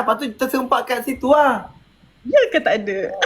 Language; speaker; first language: Malay; native; Malay